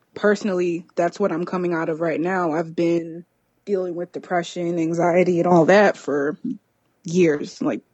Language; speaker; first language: English; native; English